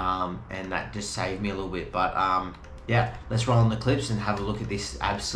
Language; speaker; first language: English; native; English